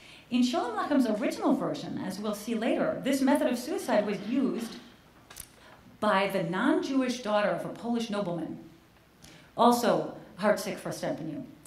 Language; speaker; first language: English; native; English